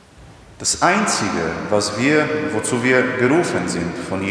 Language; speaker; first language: German; non-native, fluent; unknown